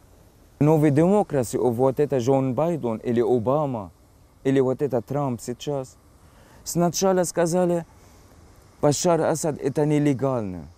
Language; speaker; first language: Russian; non-native, learner; Arabic